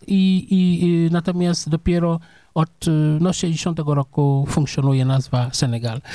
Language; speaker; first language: Polish; non-native, fluent; Serer